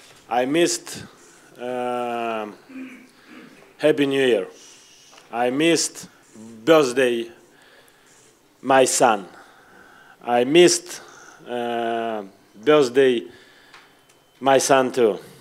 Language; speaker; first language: English; non-native, learner; Ukrainian